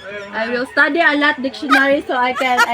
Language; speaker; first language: English; non-native, learner; Filipino